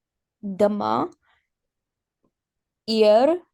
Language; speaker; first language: French; non-native, learner; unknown